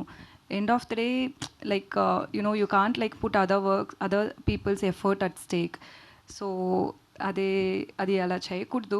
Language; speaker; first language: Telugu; non-native, learner; Tamil